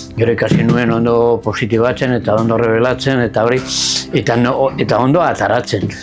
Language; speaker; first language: Basque; native; Basque